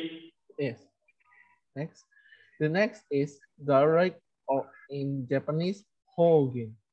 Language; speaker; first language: English; non-native, learner; Indonesian